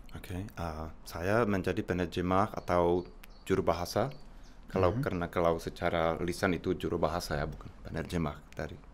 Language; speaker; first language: Indonesian; non-native, fluent; Czech